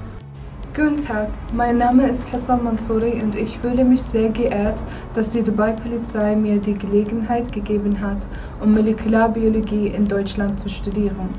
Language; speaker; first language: German; non-native, fluent; Arabic